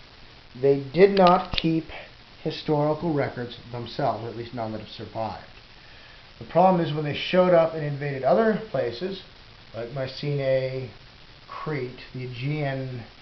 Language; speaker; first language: English; native; English